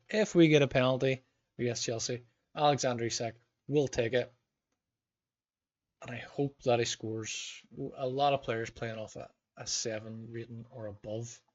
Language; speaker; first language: English; native; English